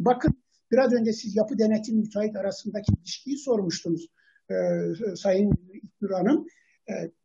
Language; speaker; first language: Turkish; native; Turkish